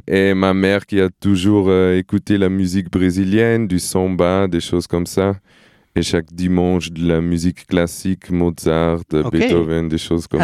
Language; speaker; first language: French; non-native, fluent; Portuguese